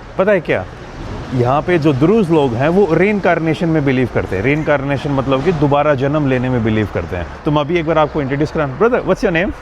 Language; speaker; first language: Hindi; native; Hindi